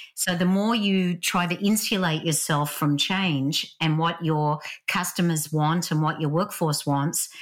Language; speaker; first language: English; native; English